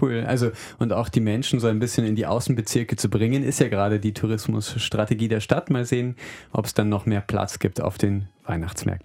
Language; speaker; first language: German; native; German